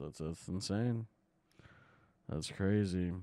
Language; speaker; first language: English; native; English